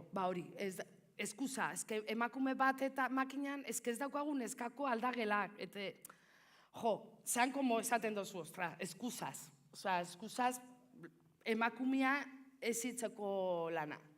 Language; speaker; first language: Basque; non-native, local second language; Spanish